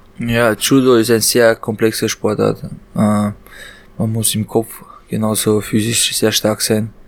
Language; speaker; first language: German; early bilingual, other home language; Chechen